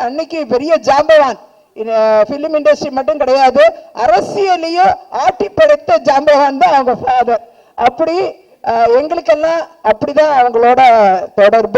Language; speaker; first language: Tamil; native; Tamil